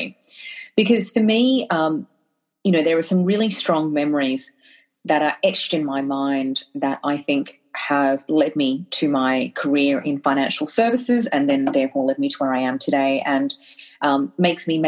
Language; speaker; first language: English; native; English